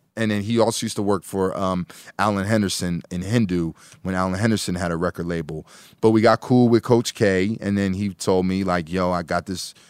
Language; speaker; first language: English; native; English